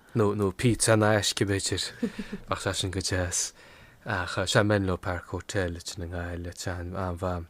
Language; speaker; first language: Irish; non-native, local second language; English